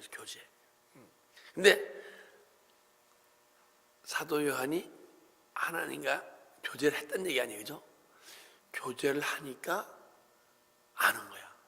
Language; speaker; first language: Korean; native; Korean